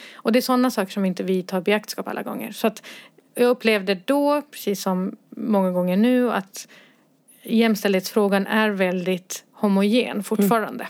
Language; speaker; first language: Swedish; early bilingual, other home language; Arabic